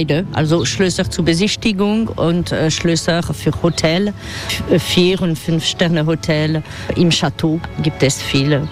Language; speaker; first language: German; non-native, fluent; French